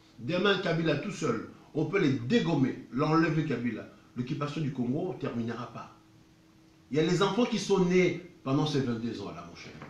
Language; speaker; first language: French; non-native, local second language; Lingala